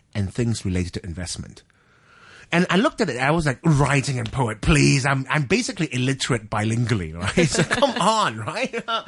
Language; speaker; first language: English; non-native, local second language; Cantonese